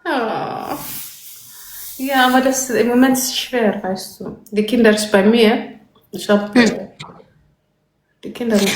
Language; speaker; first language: German; non-native, learner; Amharic